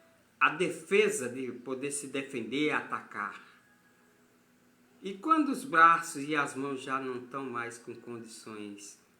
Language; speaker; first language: Portuguese; native; Portuguese